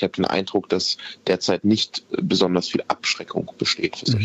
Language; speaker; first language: German; native; German